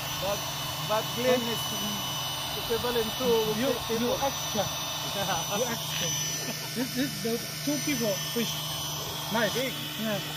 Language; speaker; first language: English; non-native, learner; Filipino